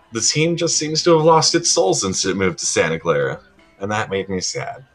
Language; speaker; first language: English; native; English